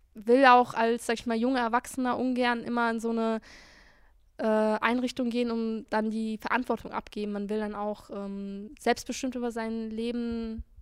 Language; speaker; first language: German; native; German